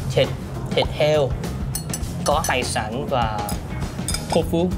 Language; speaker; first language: Vietnamese; non-native, fluent; Korean